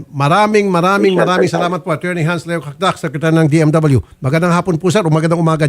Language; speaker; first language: Filipino; native; Filipino